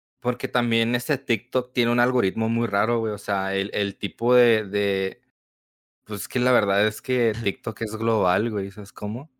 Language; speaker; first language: Spanish; early bilingual, heritage; Spanish